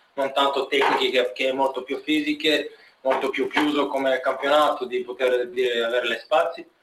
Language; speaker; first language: Italian; non-native, fluent; Bulgarian